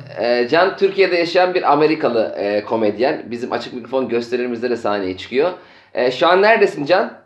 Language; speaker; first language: Turkish; native; Turkish